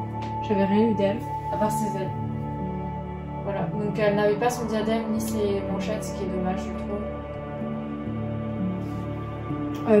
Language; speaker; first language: French; native; French